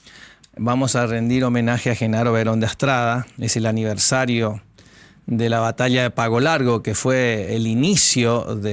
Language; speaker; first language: Spanish; native; Spanish